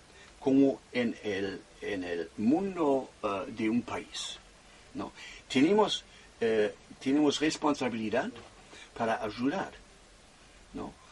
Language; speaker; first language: Spanish; non-native, fluent; German